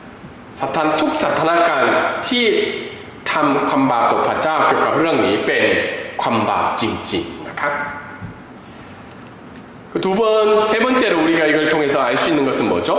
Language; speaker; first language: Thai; non-native, fluent; Korean